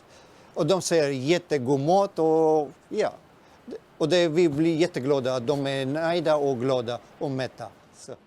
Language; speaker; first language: Swedish; non-native, fluent; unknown